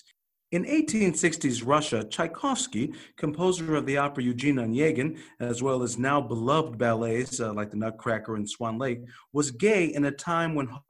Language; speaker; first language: English; native; English